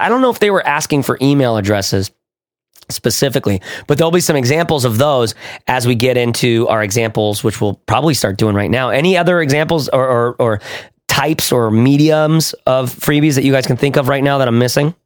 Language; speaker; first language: English; native; English